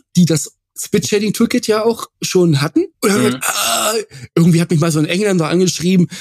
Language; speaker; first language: German; native; German